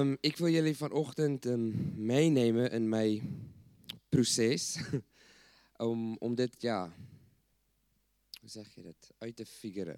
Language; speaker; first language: Dutch; non-native, fluent; English